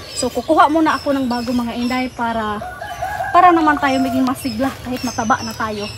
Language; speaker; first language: Filipino; non-native, local second language; Cebuano